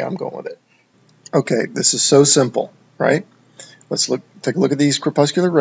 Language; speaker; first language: English; native; English